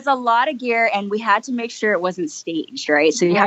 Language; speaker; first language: English; native; English